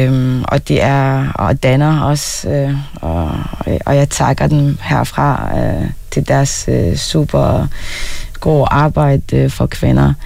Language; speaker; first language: Danish; non-native, fluent; Arabic